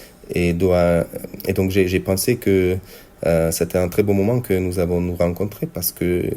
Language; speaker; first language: French; non-native, fluent; Hungarian